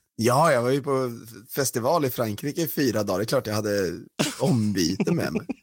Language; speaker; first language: Swedish; native; Swedish